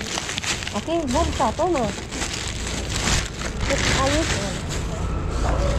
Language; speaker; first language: Spanish; non-native, learner; Filipino